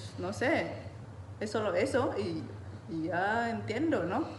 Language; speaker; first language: Spanish; non-native, learner; Indonesian